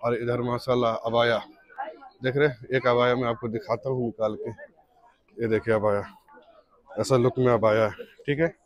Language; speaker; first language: Hindi; native; Hindi